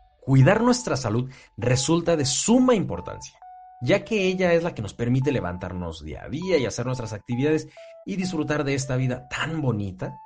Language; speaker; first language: Spanish; native; Spanish